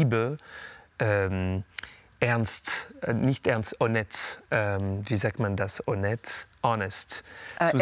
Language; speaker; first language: German; non-native, fluent; French